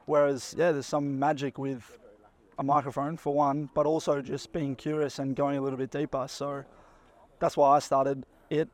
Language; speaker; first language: English; native; English